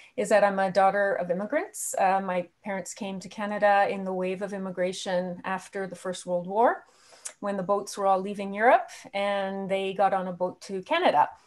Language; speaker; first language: English; native; English